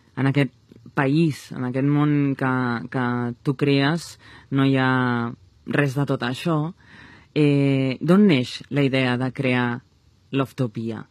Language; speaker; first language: Catalan; native; Catalan